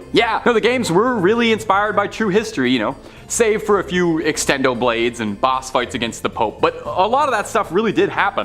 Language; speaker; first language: English; native; English